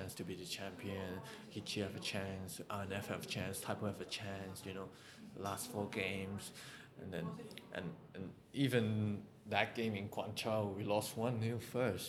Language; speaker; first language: English; non-native, local second language; Cantonese